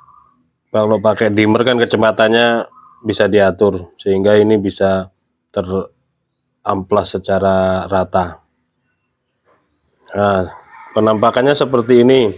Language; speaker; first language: Indonesian; native; Indonesian